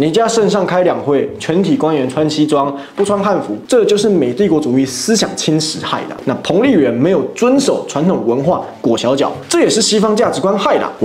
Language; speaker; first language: Chinese; native; Chinese